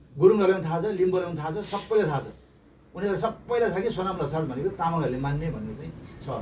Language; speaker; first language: Nepali; non-native, local second language; Eastern Tamang